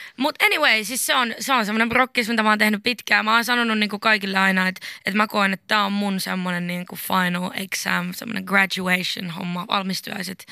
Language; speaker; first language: Finnish; native; Finnish